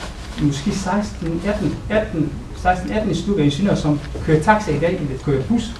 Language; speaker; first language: Danish; non-native, fluent; Somali